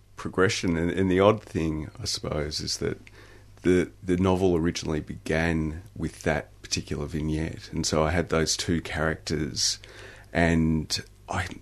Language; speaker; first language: English; native; English